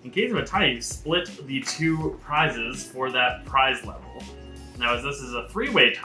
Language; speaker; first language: English; native; English